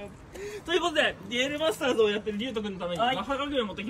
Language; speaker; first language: Japanese; native; Japanese